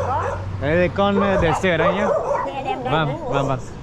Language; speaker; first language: Vietnamese; non-native, fluent; English